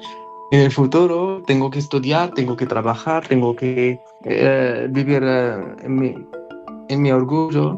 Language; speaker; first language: Spanish; non-native, learner; Arabic